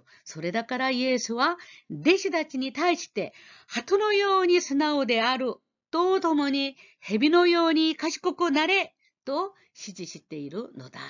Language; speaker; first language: Japanese; non-native, fluent; Korean